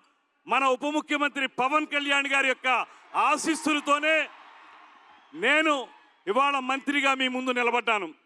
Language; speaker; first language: Telugu; native; Telugu